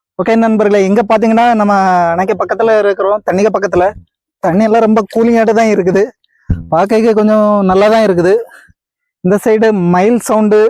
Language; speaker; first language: Tamil; native; Tamil